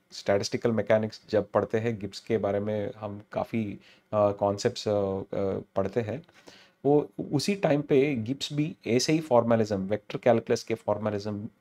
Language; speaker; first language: Hindi; non-native, local second language; Telugu